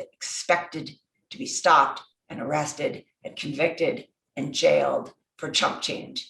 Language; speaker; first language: English; native; English